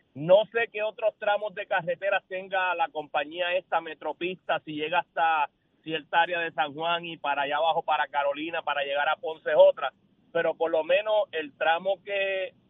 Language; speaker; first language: Spanish; native; Spanish